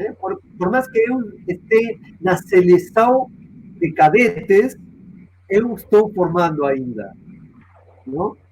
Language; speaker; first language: Portuguese; non-native, fluent; Spanish